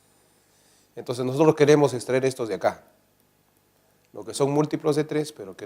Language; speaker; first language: Spanish; native; Spanish